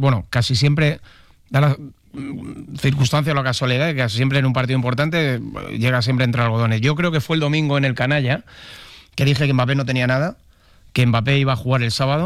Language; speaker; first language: Spanish; native; Spanish